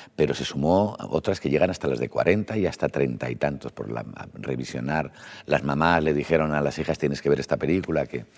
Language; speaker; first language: Spanish; native; Spanish